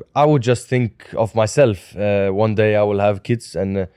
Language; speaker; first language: English; non-native, fluent; Norwegian